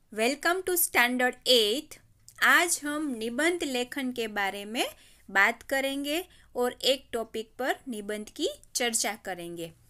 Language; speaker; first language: Hindi; non-native, local second language; Gujarati